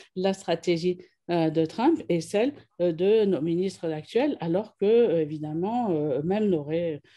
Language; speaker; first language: French; native; French